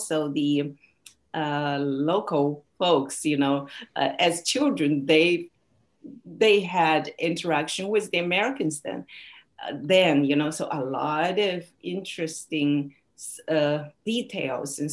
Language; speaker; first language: English; non-native, fluent; Chinese